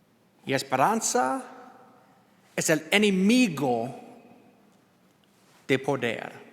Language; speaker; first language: Spanish; non-native, learner; English